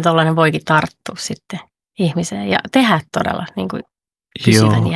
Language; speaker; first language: Finnish; native; Finnish